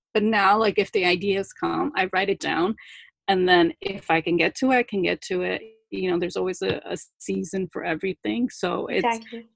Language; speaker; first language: English; early bilingual, other home language; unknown